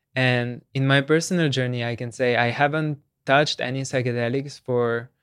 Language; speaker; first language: English; non-native, fluent; Slovenian